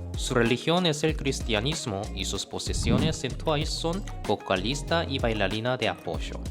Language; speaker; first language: Spanish; non-native, fluent; Korean